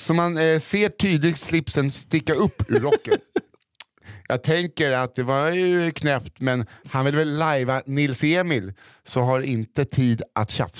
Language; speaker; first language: Swedish; native; Swedish